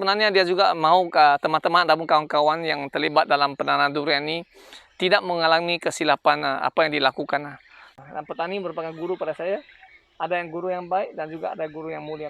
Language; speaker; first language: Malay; non-native, local second language; Chinese